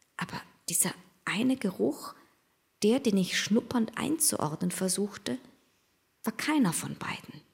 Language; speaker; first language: German; native; German